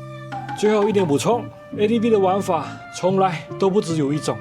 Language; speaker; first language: Chinese; native; Chinese